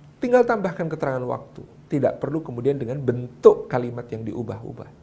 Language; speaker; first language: Indonesian; non-native, local second language; Javanese